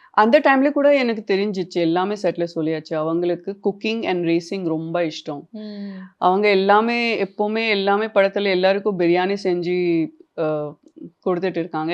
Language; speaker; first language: Tamil; non-native, local second language; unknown